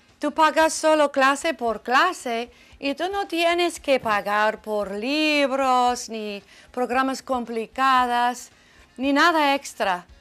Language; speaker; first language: Spanish; non-native, fluent; English